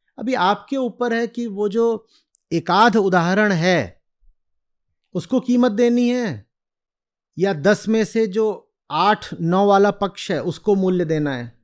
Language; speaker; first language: Hindi; native; Hindi